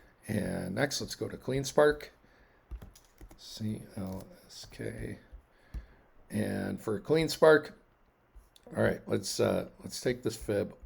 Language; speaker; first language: English; native; English